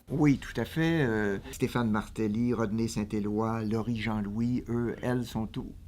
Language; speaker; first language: French; native; French